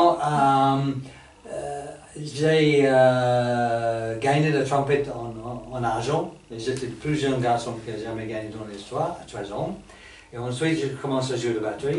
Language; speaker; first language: French; non-native, fluent; English